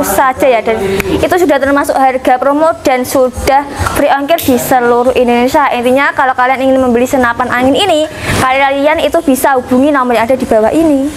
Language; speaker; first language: Indonesian; native; Indonesian